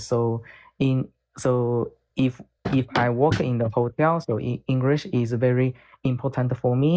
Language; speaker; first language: English; non-native, learner; Korean